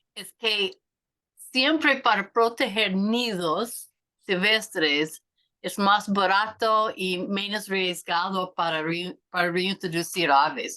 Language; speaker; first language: Spanish; non-native, learner; English